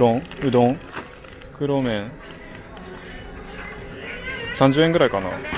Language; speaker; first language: Japanese; native; Japanese